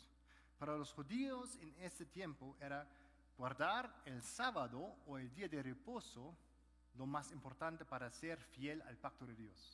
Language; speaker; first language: Spanish; non-native, fluent; German